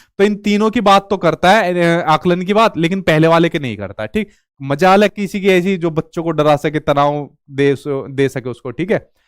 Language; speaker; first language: Hindi; native; Hindi